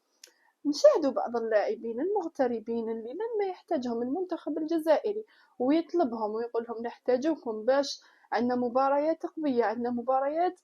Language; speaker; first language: Arabic; native; Arabic